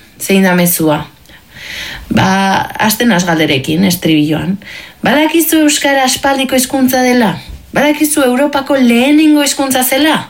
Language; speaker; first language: Basque; non-native, local second language; Spanish